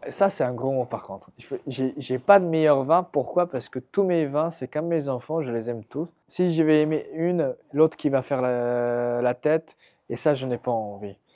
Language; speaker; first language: French; non-native, fluent; Persian